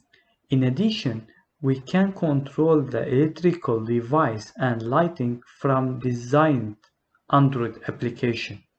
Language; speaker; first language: English; non-native, learner; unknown